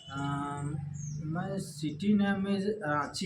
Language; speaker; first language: English; non-native, learner; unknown